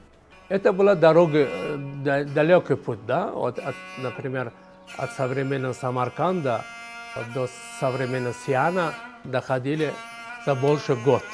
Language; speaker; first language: Russian; non-native, fluent; Tajik